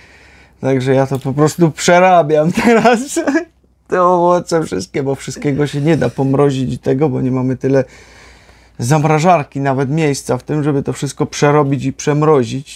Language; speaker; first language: Polish; native; Polish